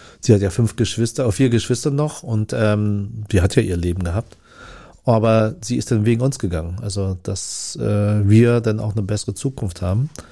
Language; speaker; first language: German; early bilingual, other home language; Vietnamese